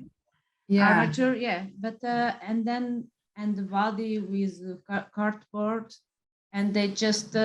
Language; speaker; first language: English; non-native, fluent; Portuguese